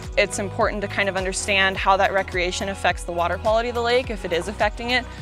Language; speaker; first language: English; native; English